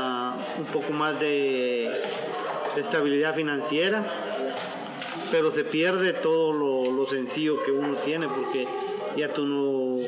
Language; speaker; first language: Spanish; native; Spanish